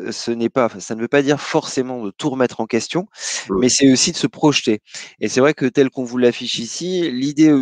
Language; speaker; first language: French; native; French